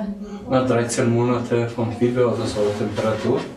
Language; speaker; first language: German; non-native, learner; Albanian